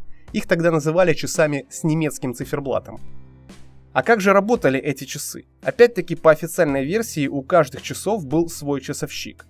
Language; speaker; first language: Russian; native; Russian